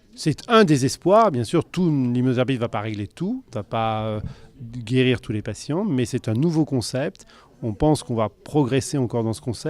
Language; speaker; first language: French; native; French